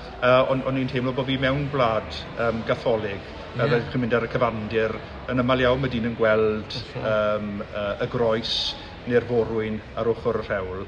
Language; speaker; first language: Welsh; native; Welsh